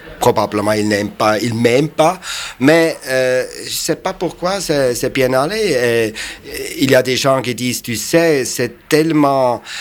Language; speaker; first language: French; non-native, local second language; Swiss German